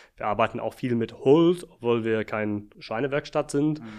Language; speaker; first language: German; non-native, fluent; English